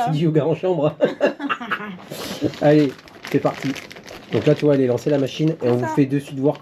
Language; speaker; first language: French; native; French